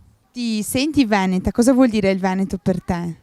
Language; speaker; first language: Italian; native; Italian